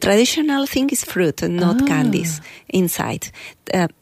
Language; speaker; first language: English; non-native, learner; Spanish